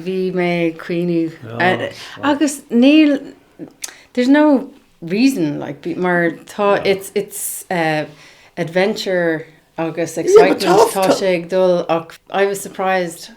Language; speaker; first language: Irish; non-native, learner; English